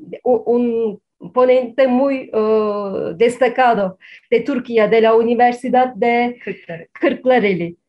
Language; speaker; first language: Spanish; non-native, fluent; Turkish